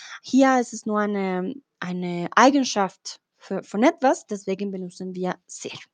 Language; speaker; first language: German; non-native, fluent; Spanish